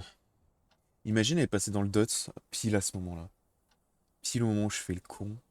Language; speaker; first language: French; native; French